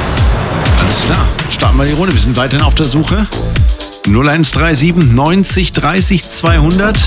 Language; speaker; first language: German; native; German